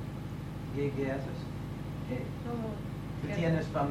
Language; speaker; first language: Spanish; non-native, learner; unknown